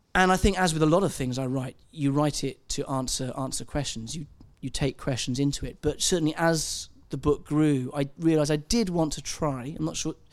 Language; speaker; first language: English; native; English